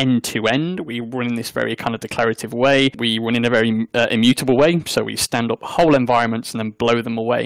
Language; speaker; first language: English; native; English